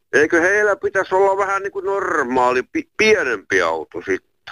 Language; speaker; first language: Finnish; native; Finnish